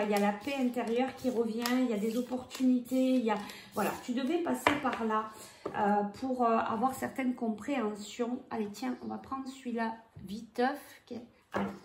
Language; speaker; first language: French; native; French